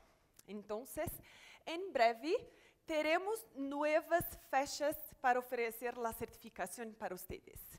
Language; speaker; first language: Spanish; non-native, fluent; Portuguese